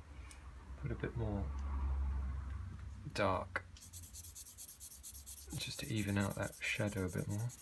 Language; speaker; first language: English; native; English